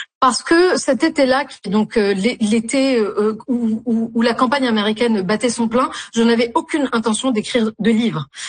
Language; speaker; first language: French; non-native, local second language; Arabic